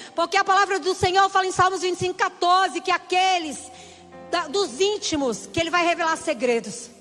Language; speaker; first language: Portuguese; native; Portuguese